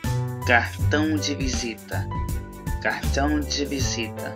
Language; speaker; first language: Portuguese; non-native, learner; English